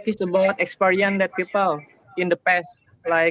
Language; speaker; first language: English; non-native, learner; Indonesian